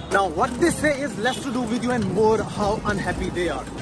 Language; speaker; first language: Hindi; native; Hindi